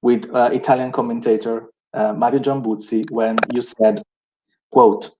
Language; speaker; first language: English; non-native, fluent; Italian